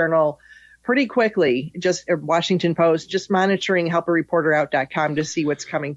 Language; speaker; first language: English; native; English